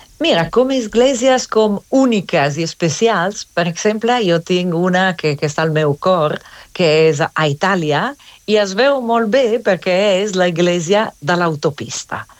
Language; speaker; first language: Catalan; non-native, fluent; Italian